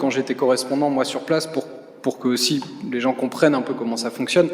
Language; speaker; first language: French; native; French